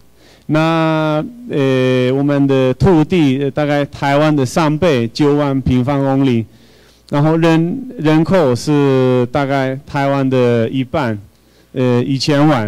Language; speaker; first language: Chinese; non-native, fluent; Hungarian